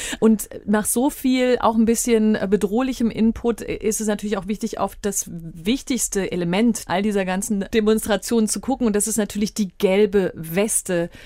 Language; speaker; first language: German; native; German